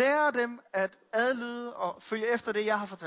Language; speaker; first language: Danish; native; Danish